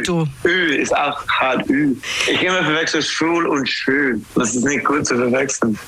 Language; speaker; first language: German; non-native, learner; English